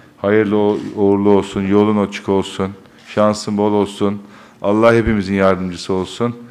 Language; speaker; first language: Turkish; native; Turkish